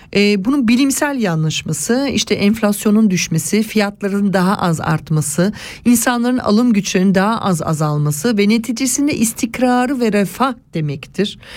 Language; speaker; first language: Turkish; early bilingual, heritage; Turkish